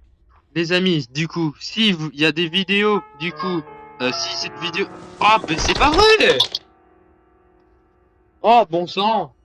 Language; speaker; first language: French; native; French